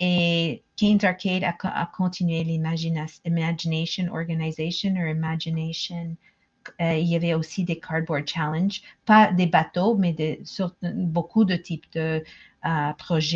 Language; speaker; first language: French; non-native, local second language; English